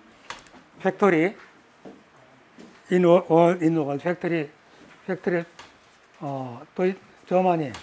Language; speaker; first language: English; non-native, learner; Korean